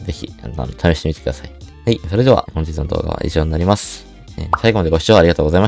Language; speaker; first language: Japanese; native; Japanese